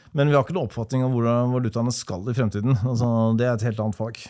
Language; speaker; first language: Norwegian; native; Norwegian